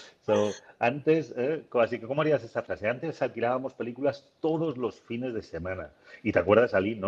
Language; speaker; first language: Spanish; native; Spanish